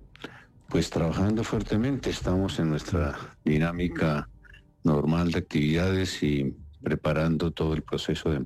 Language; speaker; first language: Spanish; native; Spanish